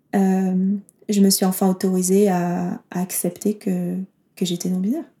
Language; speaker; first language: French; native; French